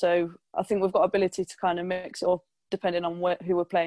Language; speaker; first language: English; native; English